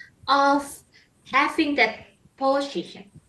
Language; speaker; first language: English; non-native, fluent; Indonesian